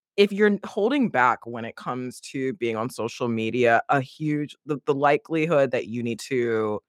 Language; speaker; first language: English; native; English